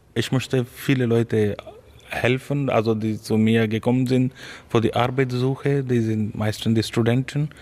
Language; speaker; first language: German; non-native, learner; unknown